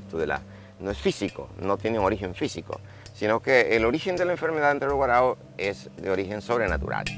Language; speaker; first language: Spanish; native; Spanish